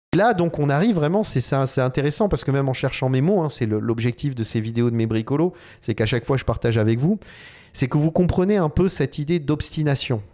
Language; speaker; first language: French; native; French